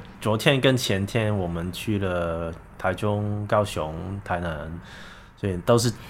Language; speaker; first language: Chinese; non-native, local second language; Cantonese